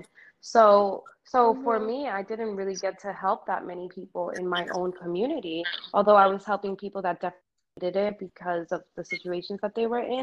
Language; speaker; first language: English; early bilingual, other home language; Spanish